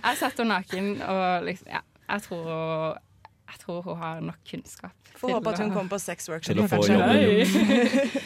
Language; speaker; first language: Norwegian; native; Norwegian